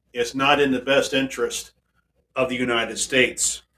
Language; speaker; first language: English; native; English